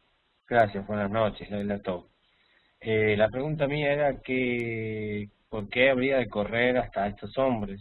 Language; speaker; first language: Spanish; native; Spanish